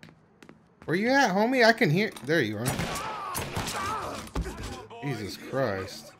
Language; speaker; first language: English; native; English